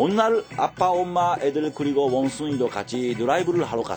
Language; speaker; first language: Korean; early bilingual, heritage; Japanese